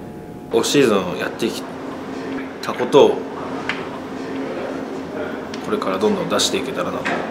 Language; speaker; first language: Japanese; native; Japanese